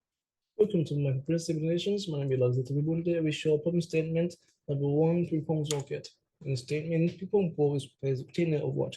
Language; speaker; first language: English; non-native, learner; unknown